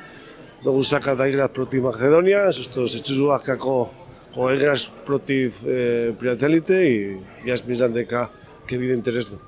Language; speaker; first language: Macedonian; non-native, fluent; Spanish